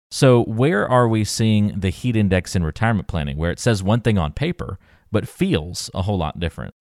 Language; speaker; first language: English; native; English